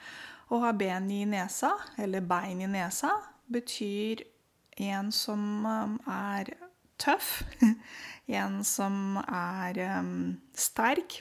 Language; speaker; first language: Norwegian; non-native, fluent; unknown